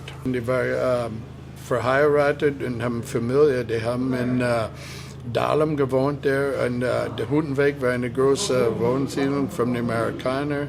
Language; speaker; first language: German; non-native, fluent; English